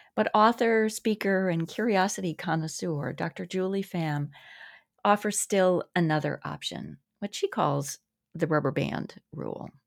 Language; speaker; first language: English; native; English